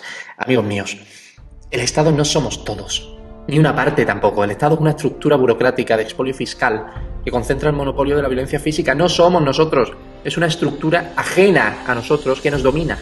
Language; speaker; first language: Spanish; native; Spanish